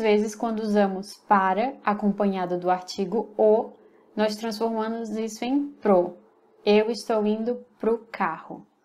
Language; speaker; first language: Portuguese; non-native, fluent; English